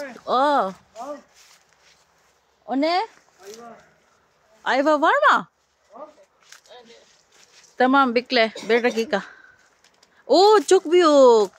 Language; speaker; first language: Turkish; non-native, learner; Filipino